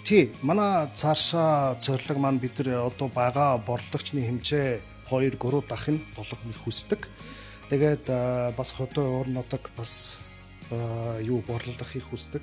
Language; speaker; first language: Mongolian; non-native, learner; German